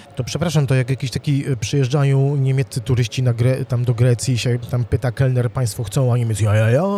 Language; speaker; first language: Polish; native; Polish